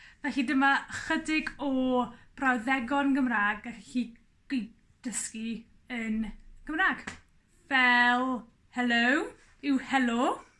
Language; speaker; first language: Welsh; non-native, local second language; English